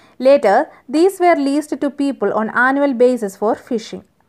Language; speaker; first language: English; non-native, local second language; Malayalam